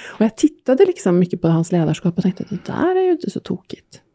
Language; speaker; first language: Swedish; non-native, fluent; Norwegian